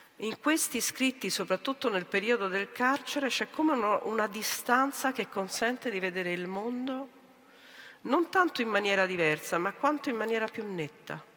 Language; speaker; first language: Italian; native; Italian